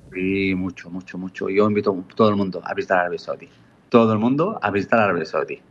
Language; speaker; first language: Spanish; non-native, fluent; Arabic